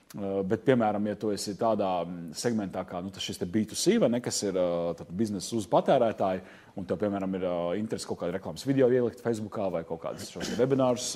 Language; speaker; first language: Latvian; native; Latvian